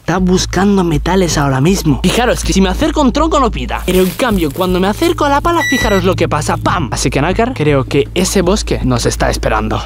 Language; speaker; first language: Spanish; native; Spanish